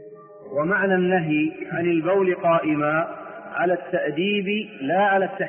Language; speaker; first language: Arabic; native; Arabic